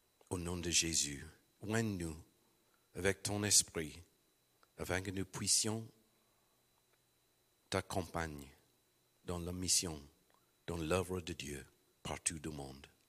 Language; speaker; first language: French; non-native, fluent; English